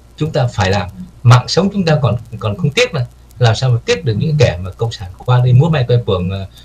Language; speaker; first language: Vietnamese; native; Vietnamese